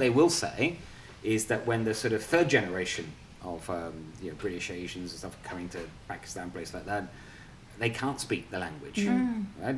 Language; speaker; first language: English; non-native, local second language; Punjabi